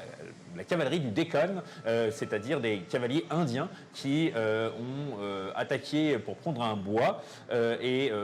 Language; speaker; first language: French; native; French